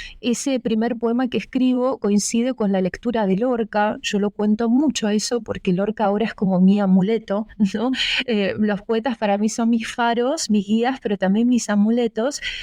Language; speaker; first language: Spanish; early bilingual, other home language; Russian